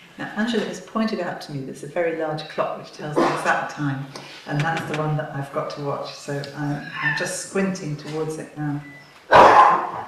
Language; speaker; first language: English; native; English